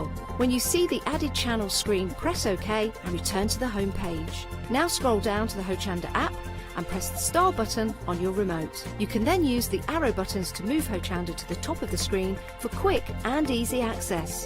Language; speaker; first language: English; native; English